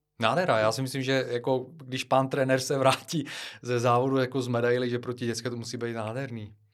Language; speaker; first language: Czech; non-native, fluent; Bulgarian